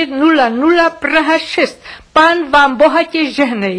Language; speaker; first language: Czech; native; Czech